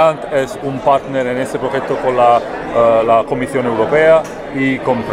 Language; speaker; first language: Spanish; non-native, learner; Italian